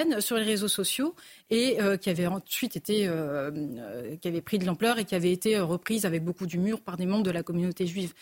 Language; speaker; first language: French; native; French